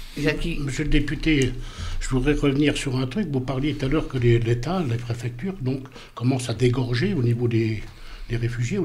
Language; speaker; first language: French; native; French